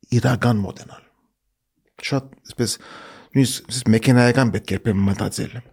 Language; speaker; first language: Armenian; early bilingual, heritage; Armenian